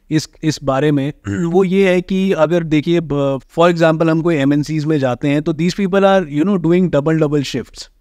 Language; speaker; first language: Hindi; native; Hindi